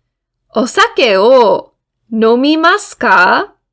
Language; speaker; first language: Japanese; non-native, fluent; English